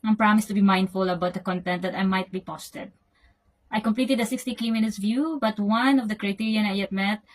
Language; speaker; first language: English; non-native, local second language; Filipino